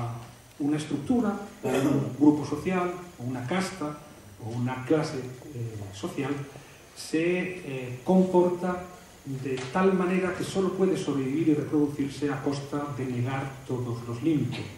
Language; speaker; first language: Spanish; native; Spanish